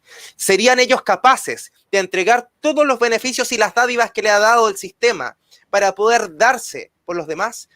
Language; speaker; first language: Spanish; native; Spanish